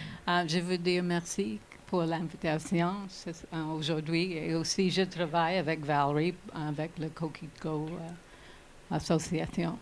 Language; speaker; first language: French; non-native, learner; English